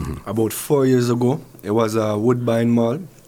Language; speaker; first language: English; non-native, fluent; French